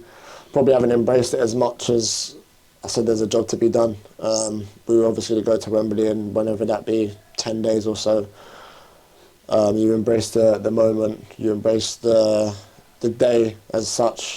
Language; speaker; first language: English; native; English